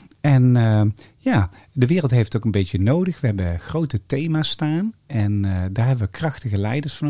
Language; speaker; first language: Dutch; native; Dutch